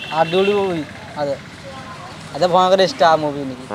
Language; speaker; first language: Malayalam; non-native, learner; Odia